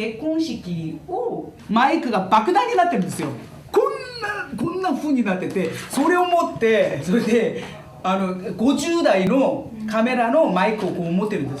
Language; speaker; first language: Japanese; non-native, fluent; Korean